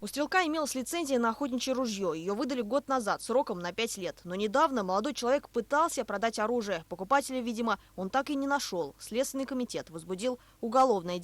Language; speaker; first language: Russian; native; Russian